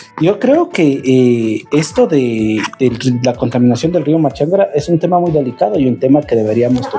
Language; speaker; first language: Spanish; native; Spanish